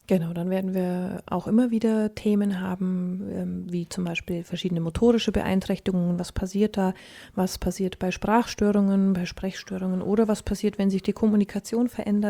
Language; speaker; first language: German; native; German